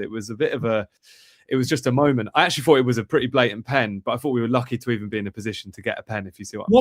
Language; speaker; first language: English; native; English